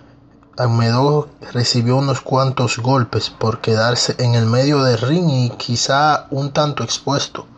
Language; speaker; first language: Spanish; native; Spanish